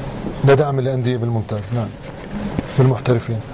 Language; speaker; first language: Arabic; native; Arabic